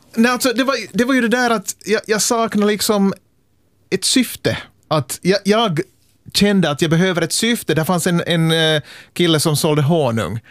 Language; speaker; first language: Swedish; native; Swedish